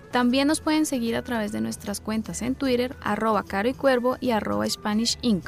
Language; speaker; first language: Spanish; native; Spanish